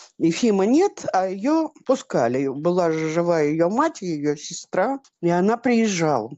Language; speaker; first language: Russian; native; Russian